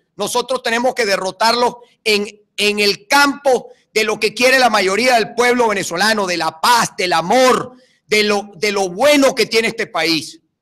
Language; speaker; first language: Spanish; native; Spanish